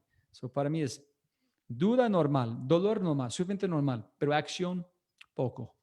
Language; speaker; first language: Spanish; non-native, fluent; English